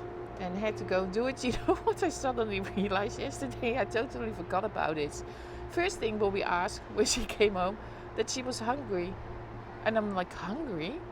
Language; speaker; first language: English; non-native, fluent; Dutch